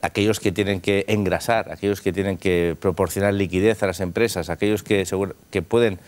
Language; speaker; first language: Spanish; non-native, local second language; Catalan